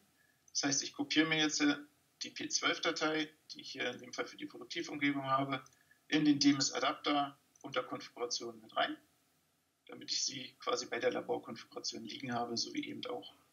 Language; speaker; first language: German; native; German